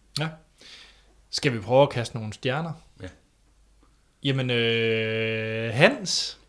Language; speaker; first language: Danish; native; Danish